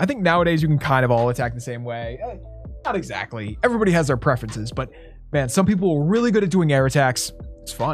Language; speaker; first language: English; native; English